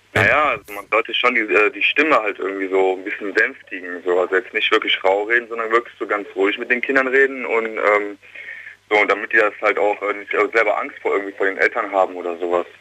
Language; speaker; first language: German; native; German